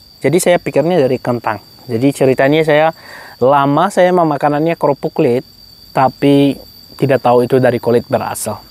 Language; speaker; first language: Indonesian; non-native, fluent; Arabic